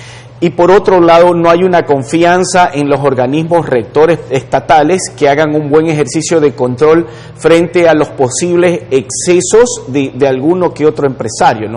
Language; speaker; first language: Spanish; native; Spanish